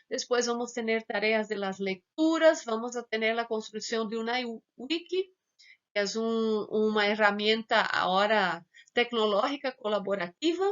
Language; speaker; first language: Spanish; non-native, fluent; Portuguese